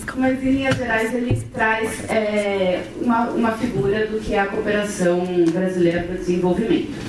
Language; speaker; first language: Portuguese; native; Portuguese